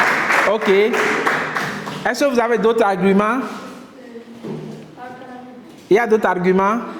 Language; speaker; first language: French; non-native, local second language; Kinyarwanda